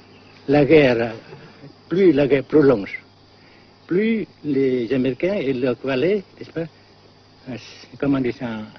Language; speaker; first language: French; non-native, local second language; Vietnamese